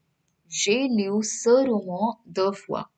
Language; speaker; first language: French; non-native, fluent; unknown